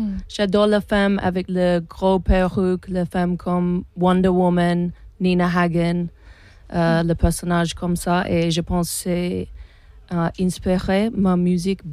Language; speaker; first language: French; non-native, learner; English